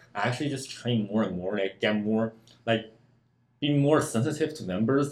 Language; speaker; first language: English; non-native, fluent; Chinese